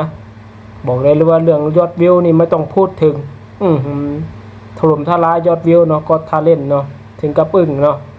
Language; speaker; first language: Thai; non-native, local second language; Lao